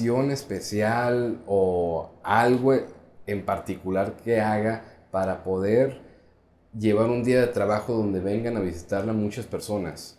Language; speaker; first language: Spanish; native; Spanish